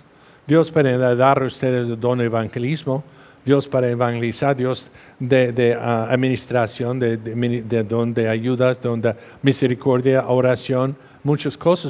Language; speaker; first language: Spanish; non-native, fluent; English